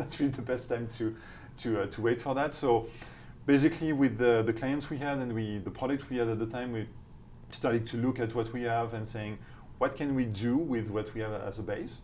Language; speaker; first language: English; non-native, fluent; French